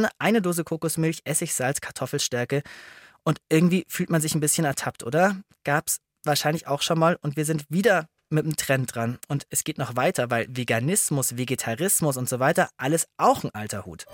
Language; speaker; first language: German; native; German